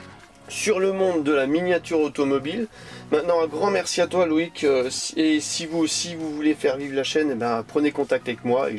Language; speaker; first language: French; native; French